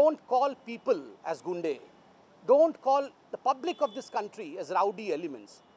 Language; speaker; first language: English; non-native, local second language; Hindi